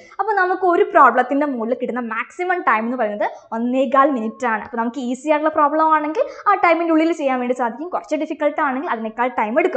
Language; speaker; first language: Malayalam; native; Malayalam